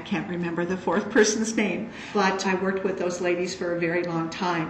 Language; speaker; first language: English; native; English